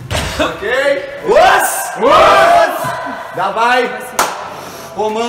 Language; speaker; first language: Russian; non-native, learner; Portuguese